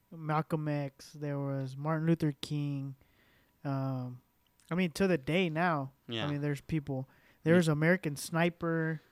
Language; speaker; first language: Spanish; early bilingual, heritage; Spanish